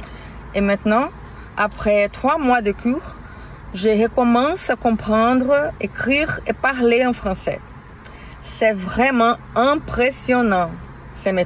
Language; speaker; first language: French; non-native, learner; Portuguese